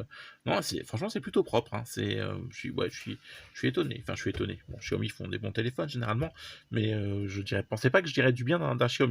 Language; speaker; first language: French; native; French